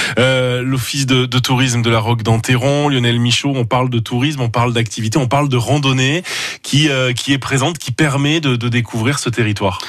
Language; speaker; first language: French; native; French